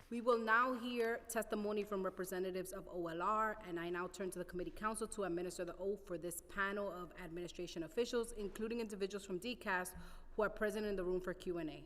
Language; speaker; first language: English; non-native, fluent; Spanish